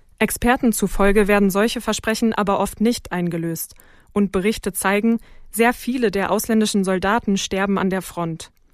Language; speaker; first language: German; native; German